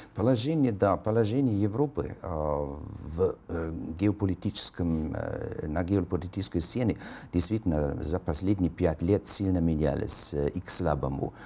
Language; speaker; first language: Russian; non-native, fluent; German